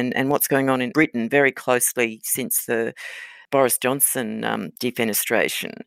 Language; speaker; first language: English; native; English